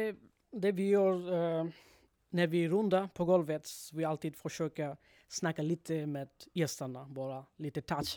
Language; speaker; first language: Swedish; non-native, learner; Bangla